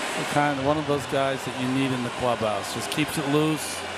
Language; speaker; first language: English; native; English